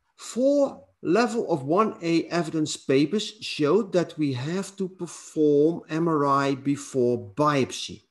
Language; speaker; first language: English; non-native, fluent; Dutch